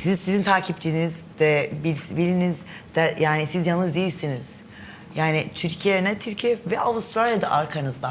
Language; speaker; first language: Turkish; early bilingual, heritage; Turkish